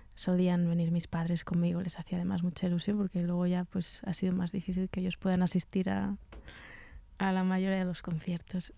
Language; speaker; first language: Spanish; native; Spanish